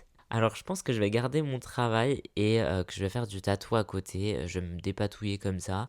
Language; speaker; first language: French; native; French